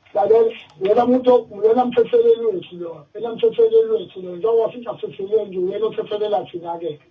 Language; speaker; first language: Zulu; native; Zulu